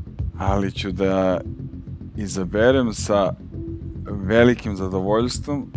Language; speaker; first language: Serbian; native; Serbian